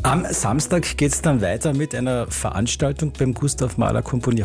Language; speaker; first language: German; native; German